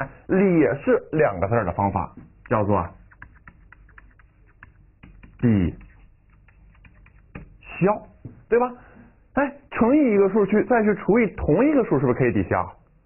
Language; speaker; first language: Chinese; native; Chinese